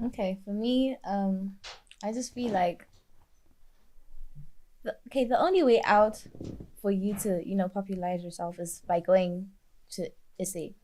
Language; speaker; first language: English; non-native, local second language; Swati